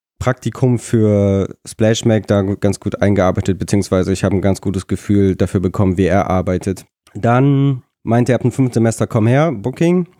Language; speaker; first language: German; early bilingual, other home language; Russian